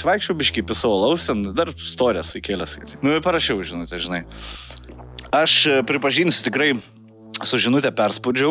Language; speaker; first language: Lithuanian; native; Lithuanian